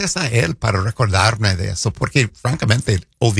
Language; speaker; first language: Spanish; non-native, fluent; English